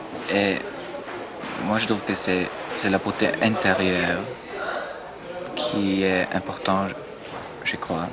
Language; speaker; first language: French; non-native, fluent; German